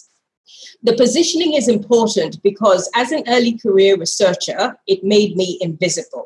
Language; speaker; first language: English; non-native, local second language; Ga